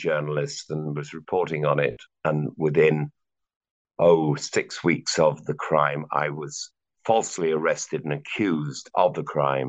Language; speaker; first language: English; native; English